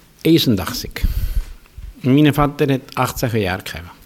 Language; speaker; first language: German; early bilingual, heritage; German